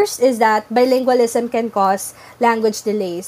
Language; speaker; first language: English; non-native, local second language; Filipino